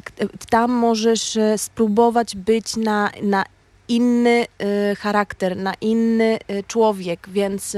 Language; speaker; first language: Polish; non-native, learner; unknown